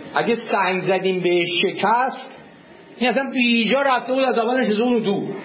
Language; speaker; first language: Persian; non-native, local second language; Azerbaijani